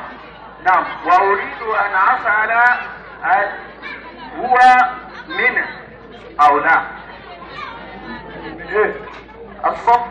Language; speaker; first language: Arabic; non-native, learner; Yoruba